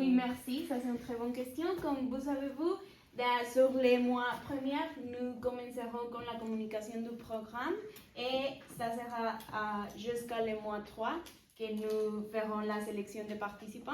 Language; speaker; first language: French; non-native, learner; Spanish